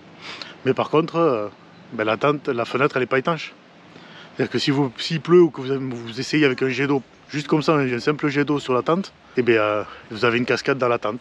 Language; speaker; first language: French; native; French